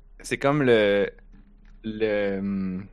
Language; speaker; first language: French; native; French